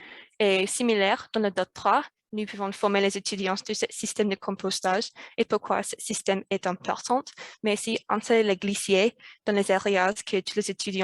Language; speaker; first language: French; non-native, learner; English